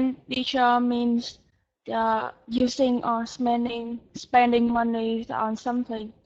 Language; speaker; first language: English; non-native, learner; Vietnamese